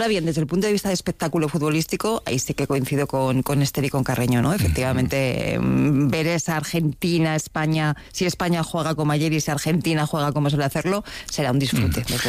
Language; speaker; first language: Spanish; native; Spanish